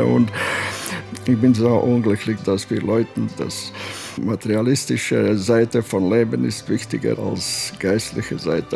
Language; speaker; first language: German; non-native, learner; Latvian